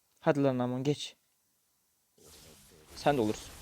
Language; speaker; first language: Turkish; native; Turkish